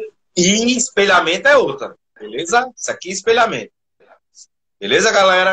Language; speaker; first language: Portuguese; native; Portuguese